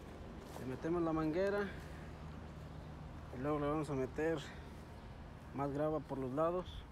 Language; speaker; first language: Spanish; native; Spanish